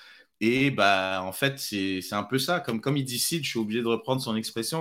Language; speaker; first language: French; native; French